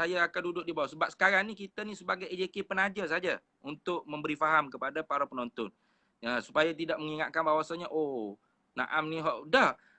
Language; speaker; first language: Malay; native; Malay